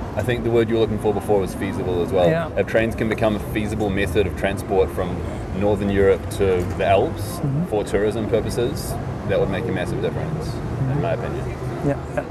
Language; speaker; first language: English; native; English